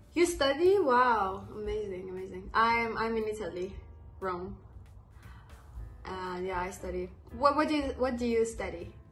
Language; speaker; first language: English; non-native, fluent; Persian